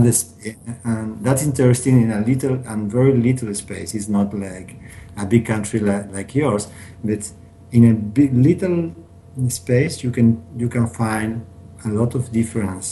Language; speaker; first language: English; non-native, learner; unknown